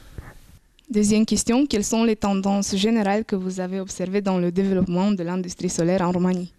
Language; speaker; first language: French; non-native, learner; Romanian